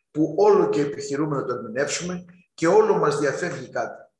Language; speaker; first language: Greek; native; Greek